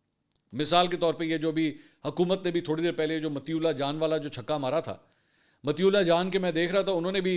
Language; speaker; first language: Urdu; native; Urdu